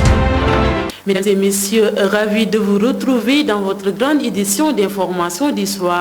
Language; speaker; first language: French; non-native, local second language; Wolof